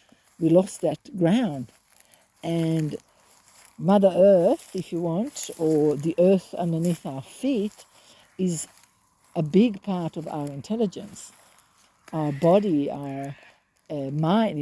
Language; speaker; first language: English; native; English